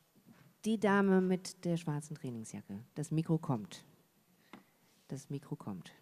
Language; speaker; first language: German; native; German